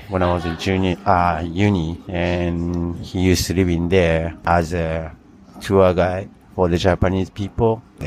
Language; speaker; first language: English; non-native, fluent; Japanese